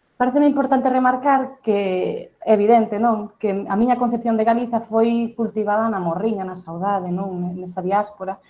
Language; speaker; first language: Galician; early bilingual, heritage; Catalan